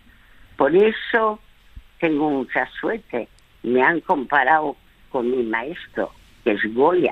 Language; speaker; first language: Spanish; early bilingual, other home language; French